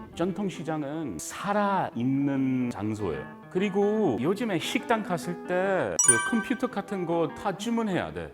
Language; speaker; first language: Korean; non-native, learner; English